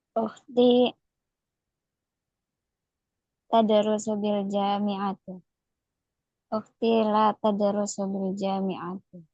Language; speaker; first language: Arabic; non-native, learner; Indonesian